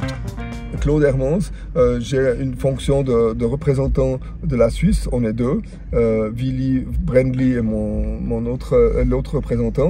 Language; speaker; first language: French; native; French